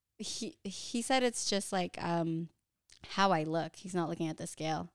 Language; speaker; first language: English; early bilingual, other home language; Filipino